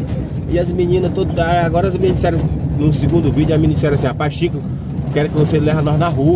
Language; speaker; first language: Portuguese; native; Portuguese